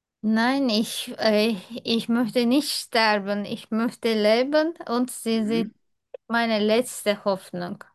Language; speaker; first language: German; non-native, fluent; Turkish